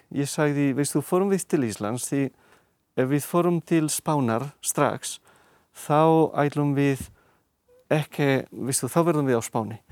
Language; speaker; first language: Icelandic; non-native, fluent; Catalan